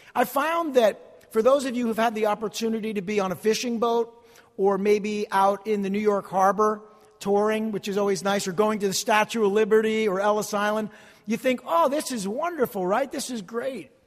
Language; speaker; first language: English; early bilingual, other home language; Italian